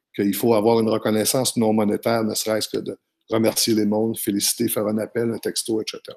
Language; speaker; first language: French; native; French